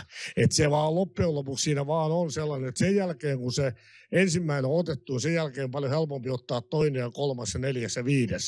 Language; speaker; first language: Finnish; native; Finnish